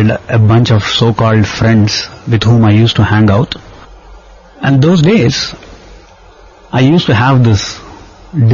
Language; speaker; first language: English; non-native, local second language; Tamil